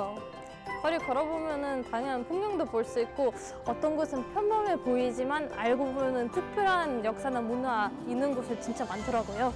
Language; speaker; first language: Korean; non-native, fluent; German